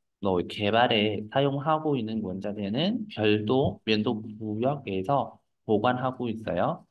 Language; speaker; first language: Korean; non-native, fluent; Vietnamese